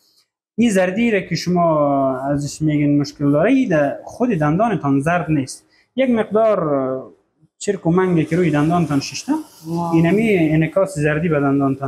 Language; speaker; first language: Persian; native; Persian